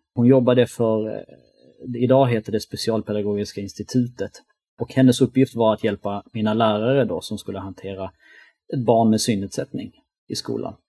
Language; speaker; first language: Swedish; early bilingual, other home language; Albanian